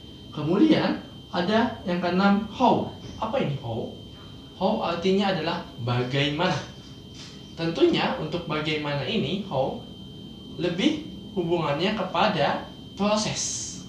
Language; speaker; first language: Indonesian; native; Indonesian